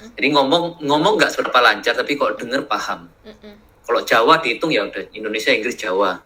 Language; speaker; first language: Indonesian; native; Indonesian